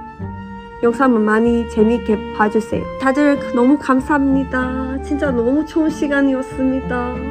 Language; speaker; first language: Korean; non-native, learner; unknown